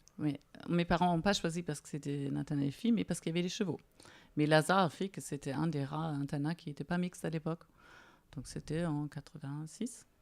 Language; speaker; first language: French; non-native, fluent; German